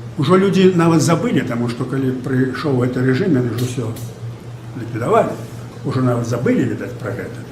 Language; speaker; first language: Belarusian; native; Belarusian